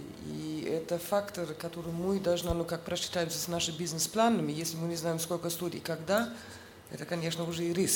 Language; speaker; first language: Russian; non-native, fluent; German